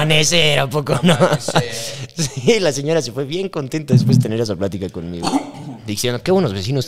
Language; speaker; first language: Spanish; native; Spanish